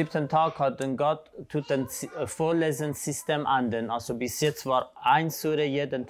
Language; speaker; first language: German; non-native, fluent; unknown